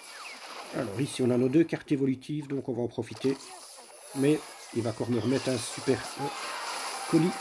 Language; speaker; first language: French; native; French